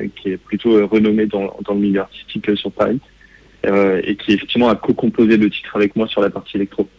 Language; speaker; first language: French; native; French